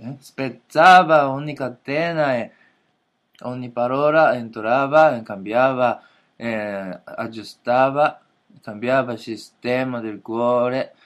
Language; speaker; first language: Italian; non-native, learner; Japanese